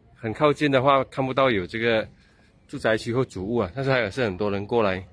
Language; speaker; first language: Chinese; native; Chinese